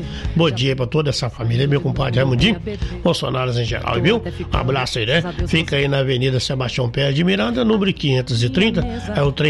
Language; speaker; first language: Portuguese; native; Portuguese